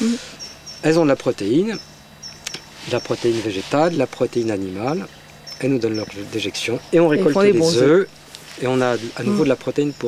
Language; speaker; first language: French; native; French